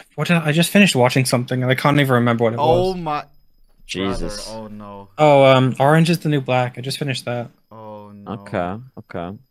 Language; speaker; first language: English; native; English